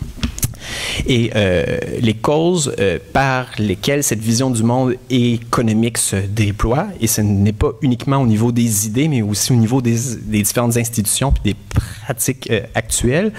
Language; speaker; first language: French; native; French